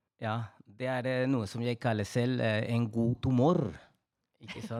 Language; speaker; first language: Norwegian; non-native, fluent; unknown